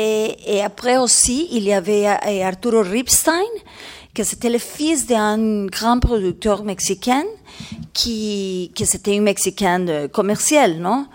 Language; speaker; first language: French; non-native, learner; Spanish